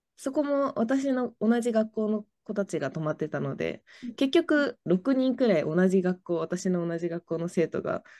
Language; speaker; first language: Japanese; native; Japanese